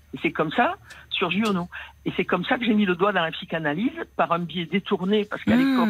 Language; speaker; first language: French; native; French